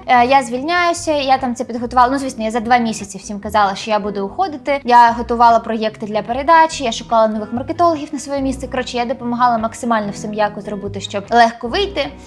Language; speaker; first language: Ukrainian; non-native, local second language; Russian